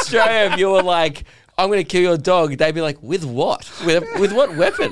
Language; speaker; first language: English; native; English